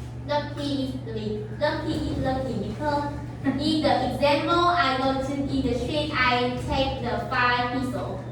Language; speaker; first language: English; non-native, learner; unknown